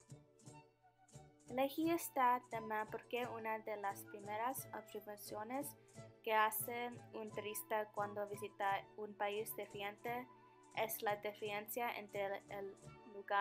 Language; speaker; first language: Spanish; non-native, learner; English